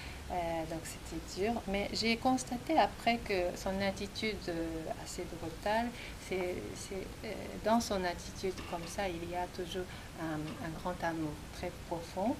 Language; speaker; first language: French; non-native, fluent; Japanese